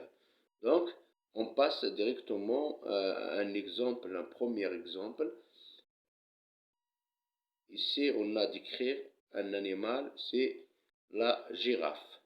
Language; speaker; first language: French; non-native, local second language; Arabic